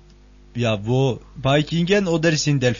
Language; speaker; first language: German; non-native, learner; Turkish